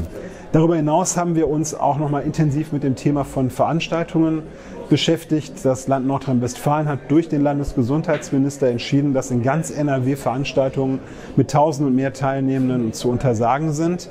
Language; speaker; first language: German; native; German